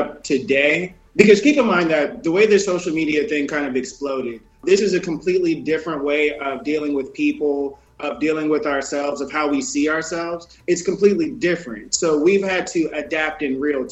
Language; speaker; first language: English; native; English